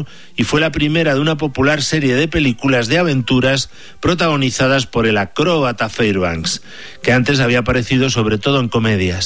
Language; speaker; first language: Spanish; native; Spanish